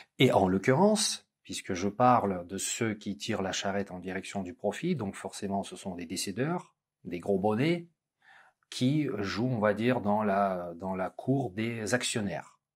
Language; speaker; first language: French; non-native, fluent; Russian